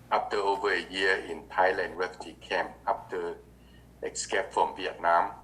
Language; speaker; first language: English; non-native, learner; Vietnamese